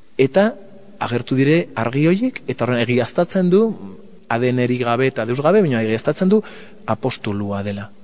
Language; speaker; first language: Basque; non-native, local second language; Spanish